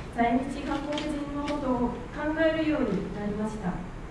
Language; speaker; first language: Japanese; non-native, fluent; Korean